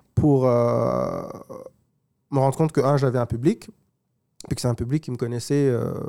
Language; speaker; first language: French; non-native, local second language; Kinyarwanda